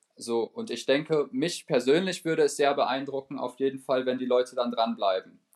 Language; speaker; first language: German; native; German